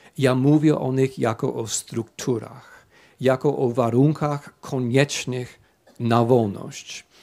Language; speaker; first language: Polish; non-native, fluent; English